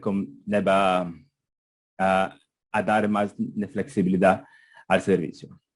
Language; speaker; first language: Spanish; non-native, fluent; Portuguese